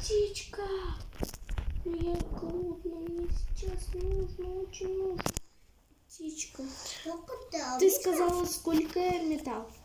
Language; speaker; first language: Russian; non-native, local second language; Uzbek